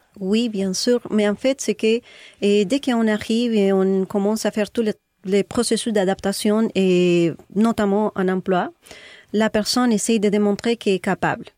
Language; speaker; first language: French; non-native, fluent; Spanish